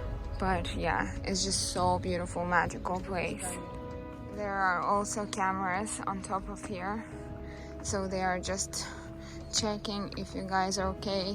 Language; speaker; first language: English; non-native, learner; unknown